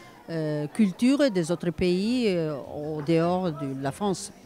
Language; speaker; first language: French; non-native, fluent; Italian